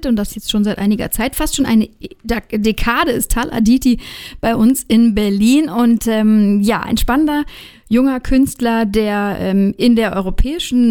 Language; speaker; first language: German; native; German